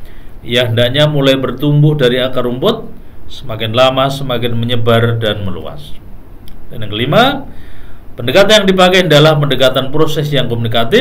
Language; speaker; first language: Indonesian; native; Indonesian